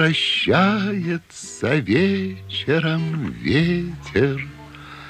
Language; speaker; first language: Russian; native; Russian